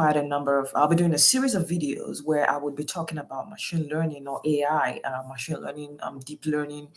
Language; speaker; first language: English; non-native, local second language; Yoruba